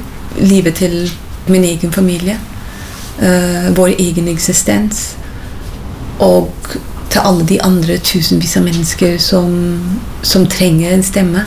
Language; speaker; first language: Norwegian; non-native, fluent; English